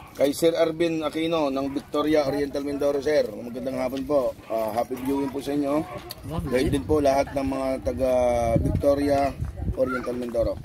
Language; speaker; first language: Filipino; non-native, local second language; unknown